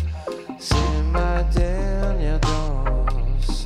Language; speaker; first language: French; native; French